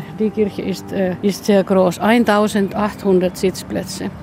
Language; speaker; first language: German; non-native, fluent; Finnish